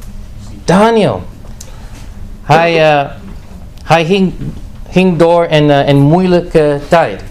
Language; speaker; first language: Dutch; non-native, fluent; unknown